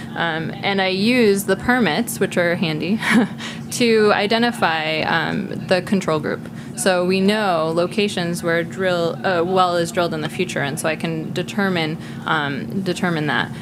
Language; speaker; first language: English; native; English